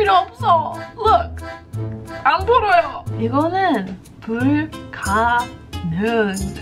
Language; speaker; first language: Korean; non-native, fluent; English